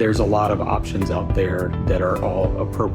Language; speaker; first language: English; native; English